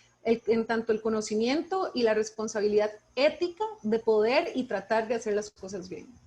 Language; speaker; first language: Spanish; native; Spanish